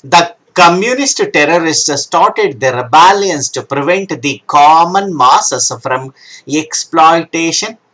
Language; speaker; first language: English; non-native, local second language; Kannada